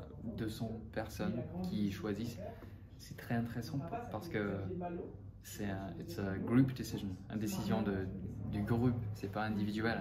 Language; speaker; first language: French; non-native, fluent; English